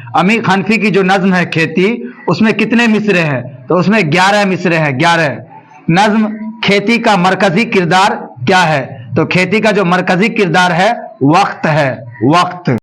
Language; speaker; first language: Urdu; native; Urdu